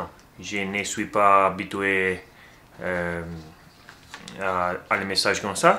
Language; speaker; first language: French; non-native, learner; Italian